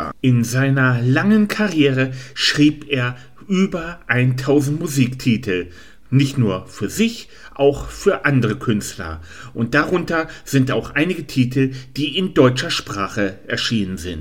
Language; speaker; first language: German; native; German